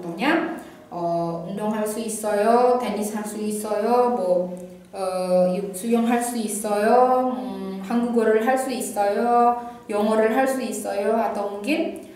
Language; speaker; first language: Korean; non-native, fluent; Indonesian